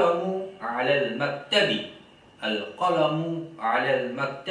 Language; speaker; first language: Arabic; non-native, learner; Haitian Creole